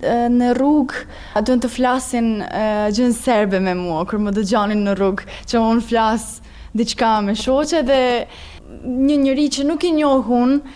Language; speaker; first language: Albanian; non-native, learner; Serbian